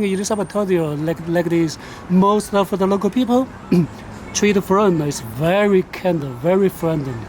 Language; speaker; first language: English; non-native, learner; Chinese